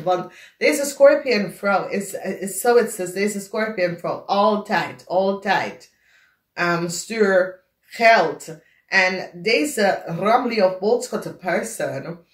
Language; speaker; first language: Dutch; non-native, fluent; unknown